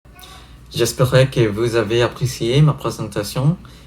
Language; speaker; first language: French; non-native, learner; English